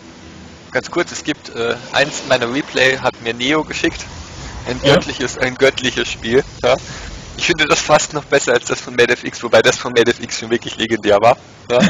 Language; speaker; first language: German; native; German